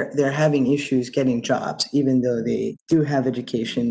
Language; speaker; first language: English; early bilingual, other home language; Spanish